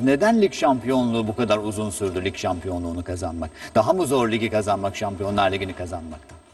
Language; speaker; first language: Turkish; native; Turkish